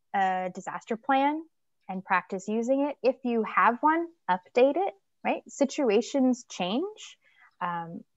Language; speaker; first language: English; native; English